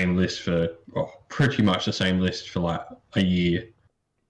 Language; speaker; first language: English; native; English